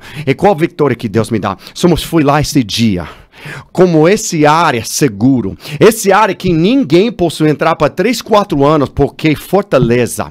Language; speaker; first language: Portuguese; non-native, learner; English